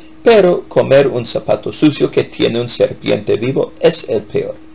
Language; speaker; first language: Spanish; non-native, fluent; English